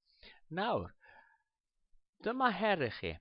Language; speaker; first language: Welsh; non-native, local second language; English